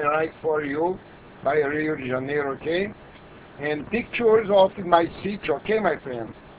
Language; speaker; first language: English; non-native, learner; Portuguese